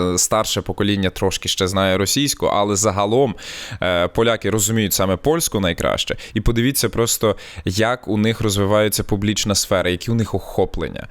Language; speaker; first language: Ukrainian; non-native, local second language; Russian